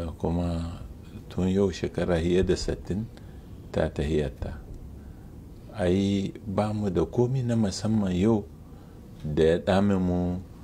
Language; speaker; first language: Hausa; non-native, local second language; Arabic